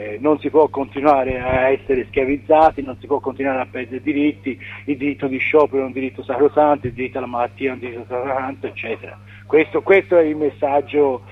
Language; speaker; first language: Italian; native; Italian